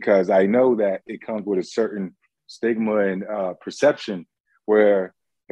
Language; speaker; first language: English; native; English